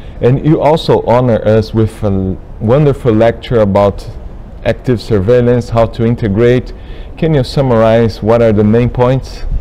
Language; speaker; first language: English; non-native, fluent; Portuguese